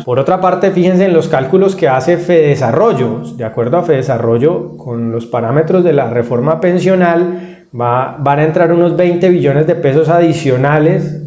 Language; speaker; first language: Spanish; native; Spanish